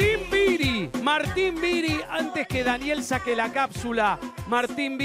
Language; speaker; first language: Spanish; native; Spanish